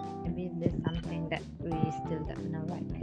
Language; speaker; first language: English; non-native, learner; Indonesian